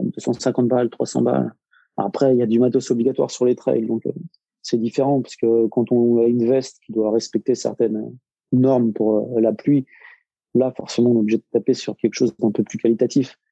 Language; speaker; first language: French; native; French